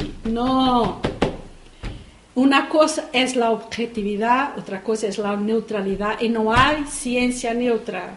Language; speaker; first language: Spanish; non-native, fluent; Portuguese